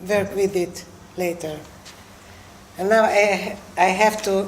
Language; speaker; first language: English; non-native, fluent; Hungarian